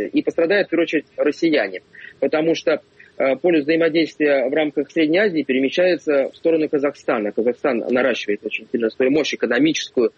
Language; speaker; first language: Russian; native; Russian